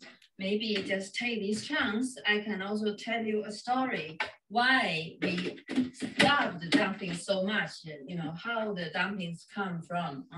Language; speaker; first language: English; non-native, fluent; Chinese